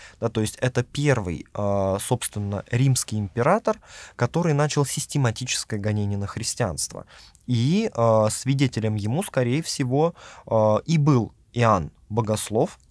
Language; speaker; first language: Russian; native; Russian